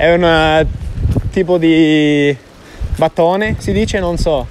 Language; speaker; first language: Italian; non-native, fluent; English